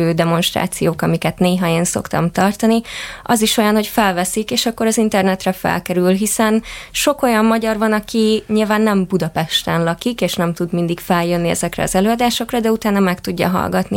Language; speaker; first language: Hungarian; native; Hungarian